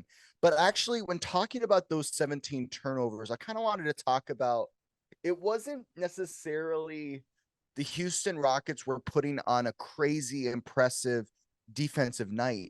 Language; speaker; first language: English; native; English